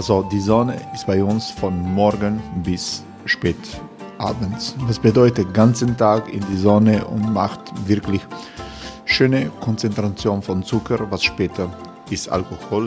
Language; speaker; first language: German; non-native, learner; Croatian